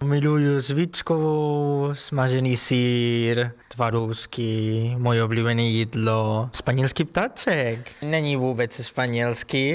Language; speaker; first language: Czech; non-native, learner; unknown